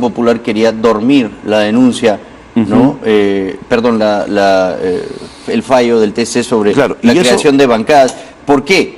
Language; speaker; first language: Spanish; native; Spanish